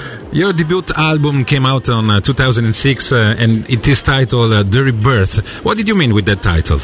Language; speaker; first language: English; non-native, fluent; Italian